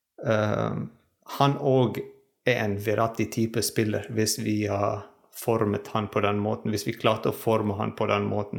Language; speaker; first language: Norwegian; non-native, fluent; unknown